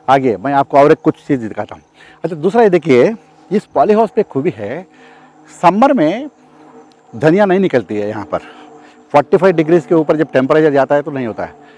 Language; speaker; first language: Hindi; non-native, local second language; Telugu